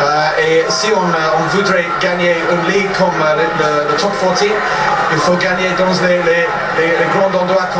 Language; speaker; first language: French; non-native, fluent; English